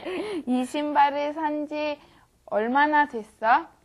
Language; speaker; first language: Korean; non-native, learner; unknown